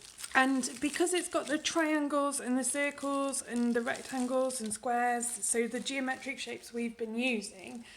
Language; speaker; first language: English; native; English